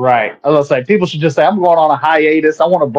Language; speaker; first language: English; native; English